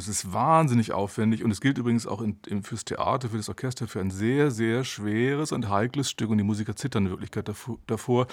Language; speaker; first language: German; native; German